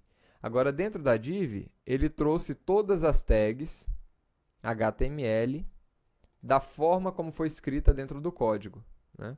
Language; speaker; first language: Portuguese; native; Portuguese